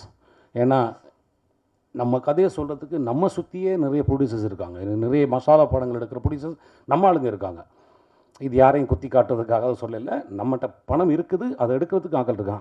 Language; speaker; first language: Tamil; native; Tamil